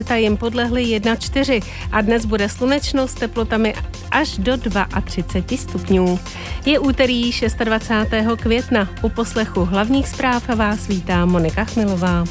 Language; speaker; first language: Czech; native; Czech